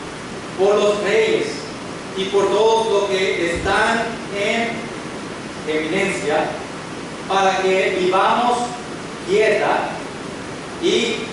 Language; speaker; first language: Spanish; non-native, fluent; English